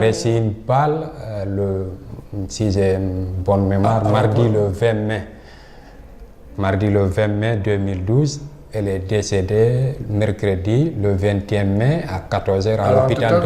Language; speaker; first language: French; non-native, local second language; Fula